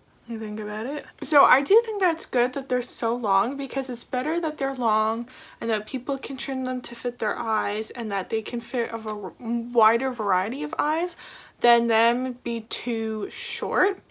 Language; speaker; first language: English; native; English